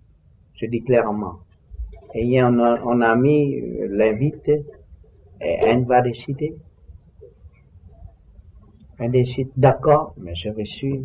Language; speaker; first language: French; non-native, learner; Vietnamese